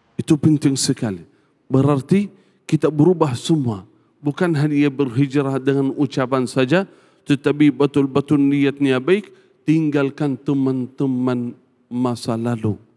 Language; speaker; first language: Malay; non-native, fluent; Arabic